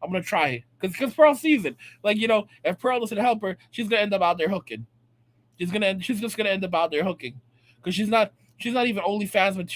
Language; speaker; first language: English; native; English